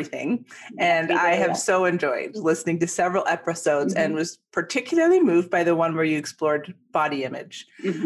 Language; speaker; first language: English; native; English